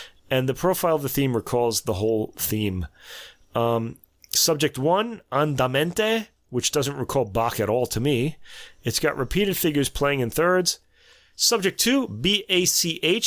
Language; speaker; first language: English; native; English